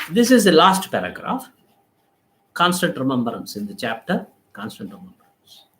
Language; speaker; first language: English; non-native, local second language; Telugu